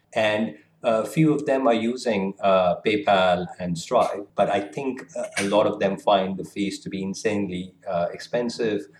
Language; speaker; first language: English; non-native, local second language; Hindi